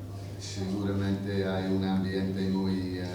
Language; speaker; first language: Spanish; non-native, fluent; English